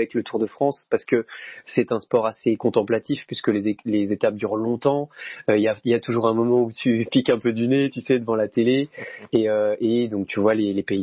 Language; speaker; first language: French; native; French